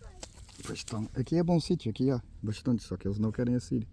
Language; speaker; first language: Portuguese; native; Portuguese